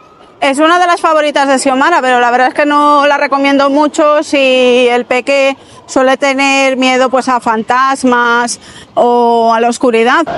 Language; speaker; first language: Spanish; native; Spanish